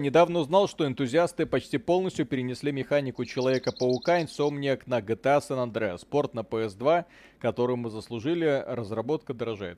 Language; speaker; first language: Russian; native; Russian